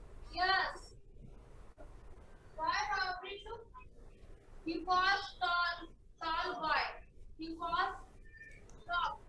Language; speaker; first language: English; non-native, learner; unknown